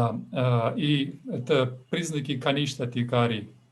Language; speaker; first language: Russian; native; Russian